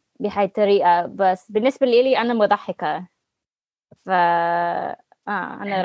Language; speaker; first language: Arabic; non-native, learner; English